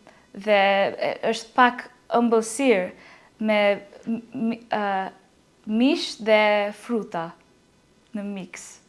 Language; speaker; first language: Albanian; non-native, learner; English